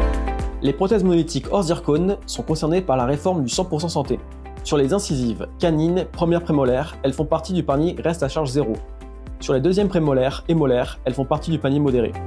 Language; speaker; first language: French; native; French